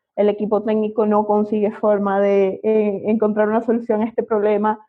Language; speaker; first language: Spanish; native; Spanish